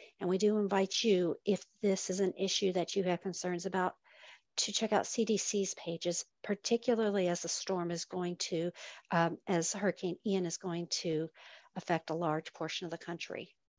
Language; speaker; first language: English; native; English